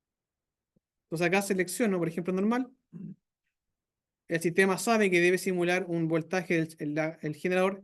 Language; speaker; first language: Spanish; native; Spanish